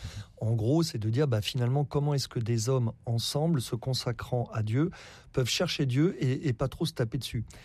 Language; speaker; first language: French; native; French